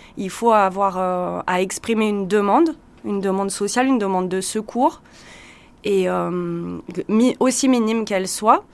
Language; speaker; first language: French; native; French